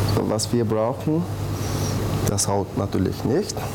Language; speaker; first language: German; non-native, learner; Turkish